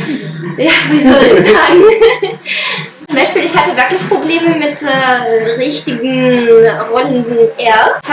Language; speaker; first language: German; non-native, fluent; Russian